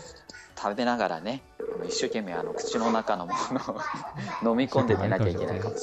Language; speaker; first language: Japanese; native; Japanese